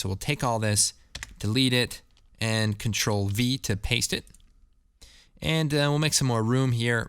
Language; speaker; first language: English; native; English